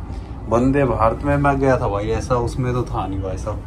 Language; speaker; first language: Hindi; native; Hindi